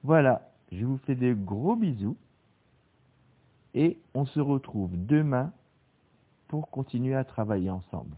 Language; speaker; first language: French; native; French